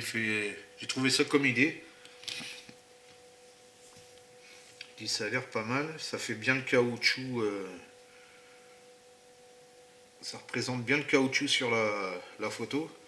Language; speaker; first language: French; native; French